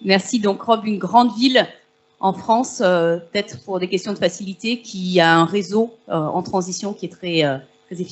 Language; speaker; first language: French; native; French